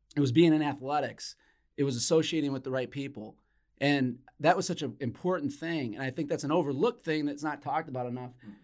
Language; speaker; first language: English; native; English